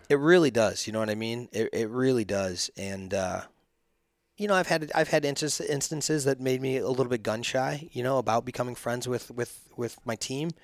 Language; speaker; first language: English; native; English